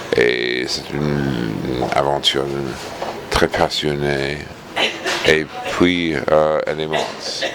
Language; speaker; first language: French; non-native, fluent; English